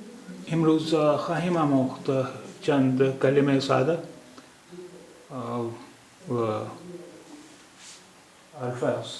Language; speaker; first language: Persian; non-native, fluent; Urdu